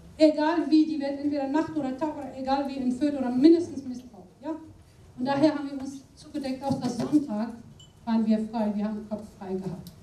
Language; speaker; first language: German; non-native, fluent; Aramaic